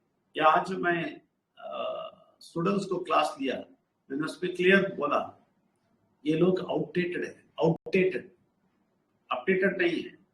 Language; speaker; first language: Hindi; non-native, local second language; Telugu